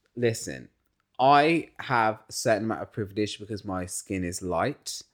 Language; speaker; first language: English; native; English